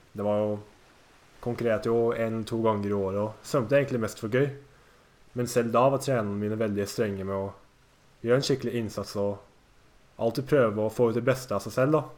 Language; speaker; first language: Norwegian; early bilingual, other home language; Japanese